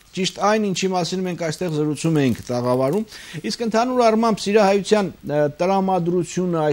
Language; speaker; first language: Armenian; native; Armenian